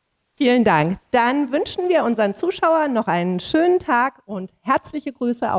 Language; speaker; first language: German; native; German